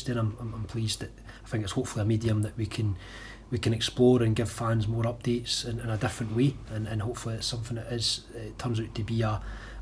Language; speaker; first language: English; native; English